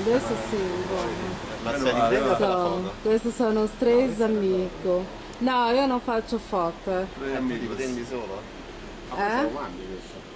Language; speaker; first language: Italian; non-native, learner; Portuguese